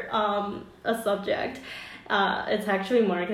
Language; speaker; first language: English; non-native, fluent; Chinese